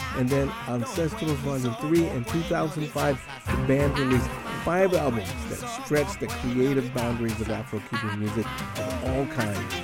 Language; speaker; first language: English; native; English